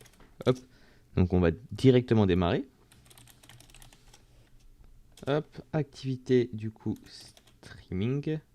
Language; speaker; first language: French; native; French